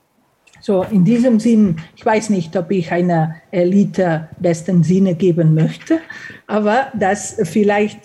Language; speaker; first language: German; non-native, fluent; Catalan